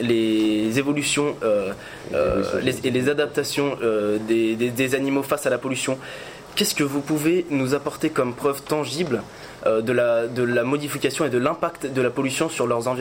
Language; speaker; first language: French; native; French